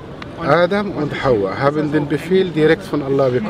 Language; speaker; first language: German; non-native, fluent; Arabic